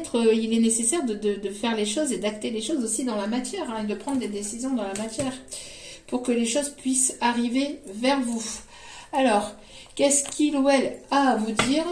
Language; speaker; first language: French; native; French